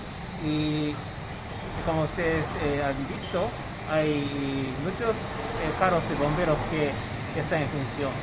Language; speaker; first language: Spanish; non-native, fluent; Japanese